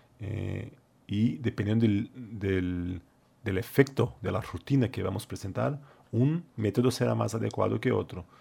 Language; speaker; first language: Spanish; non-native, fluent; Portuguese